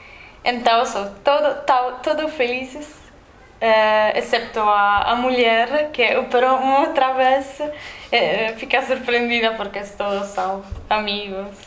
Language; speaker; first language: Portuguese; non-native, learner; Italian